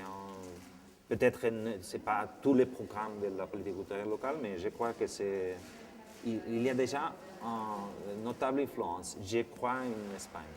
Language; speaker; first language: French; non-native, fluent; Spanish